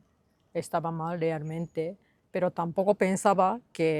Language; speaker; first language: Spanish; non-native, learner; Japanese